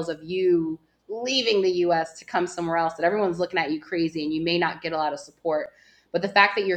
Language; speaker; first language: English; native; English